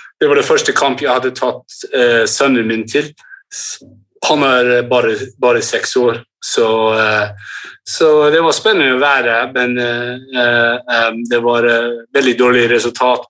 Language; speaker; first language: Norwegian; early bilingual, heritage; English